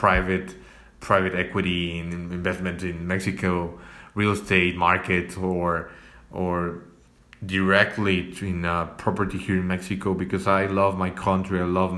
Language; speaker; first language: English; non-native, fluent; Spanish